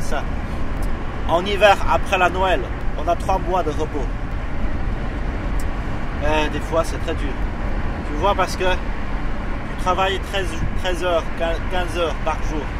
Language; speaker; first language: French; non-native, fluent; Chinese